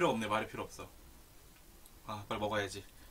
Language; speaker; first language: Korean; native; Korean